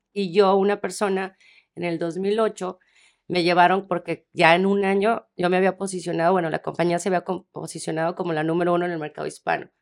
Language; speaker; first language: Spanish; native; Spanish